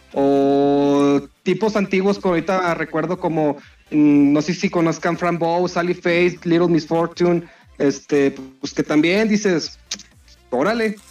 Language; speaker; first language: Spanish; native; Spanish